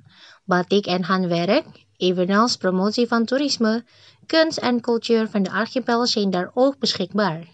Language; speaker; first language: Dutch; non-native, fluent; Indonesian